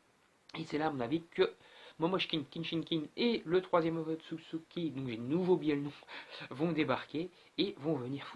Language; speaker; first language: French; native; French